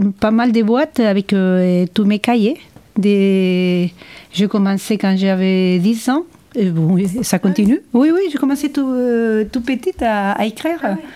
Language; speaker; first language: French; non-native, fluent; Spanish